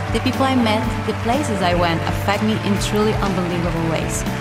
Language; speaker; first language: English; non-native, fluent; Spanish